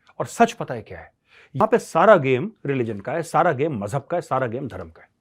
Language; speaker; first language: Hindi; native; Hindi